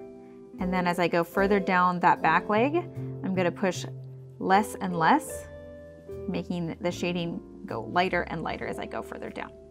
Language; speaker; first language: English; native; English